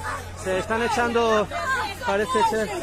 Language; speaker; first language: Spanish; native; Spanish